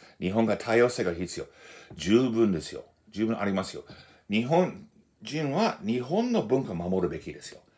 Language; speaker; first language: Japanese; non-native, fluent; English